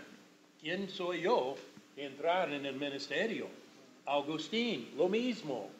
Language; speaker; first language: Spanish; non-native, fluent; English